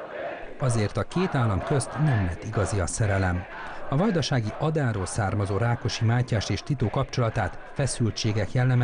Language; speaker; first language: Hungarian; native; Hungarian